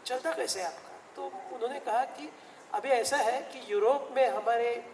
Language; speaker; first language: Hindi; non-native, local second language; Marathi